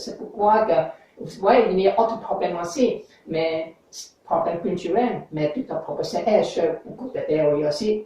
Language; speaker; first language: French; non-native, fluent; English